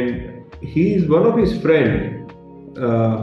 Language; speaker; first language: English; non-native, local second language; Gujarati